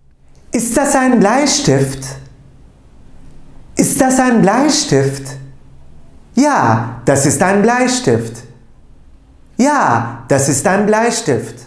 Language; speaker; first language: German; non-native, fluent; Turkish